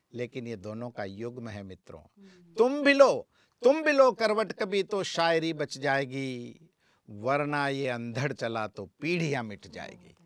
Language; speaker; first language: Hindi; native; Hindi